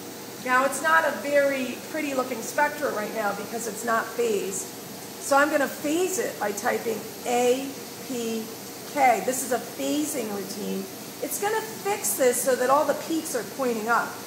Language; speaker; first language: English; native; English